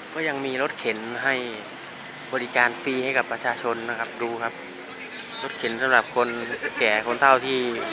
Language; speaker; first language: Thai; native; Thai